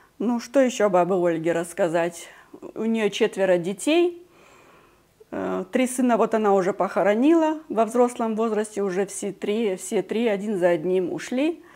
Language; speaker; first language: Russian; native; Russian